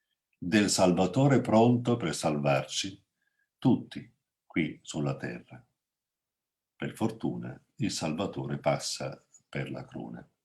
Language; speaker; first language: Italian; native; Italian